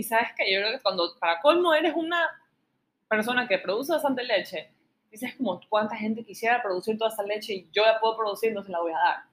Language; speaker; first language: Spanish; native; Spanish